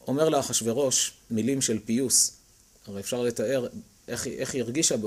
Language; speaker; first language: Hebrew; native; Hebrew